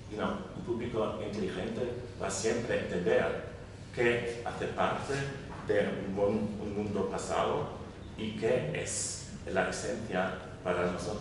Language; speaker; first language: Spanish; non-native, learner; German